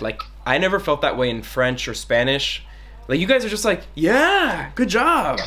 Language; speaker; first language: English; native; English